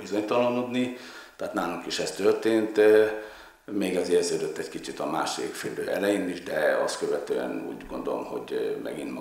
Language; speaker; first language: Hungarian; native; Hungarian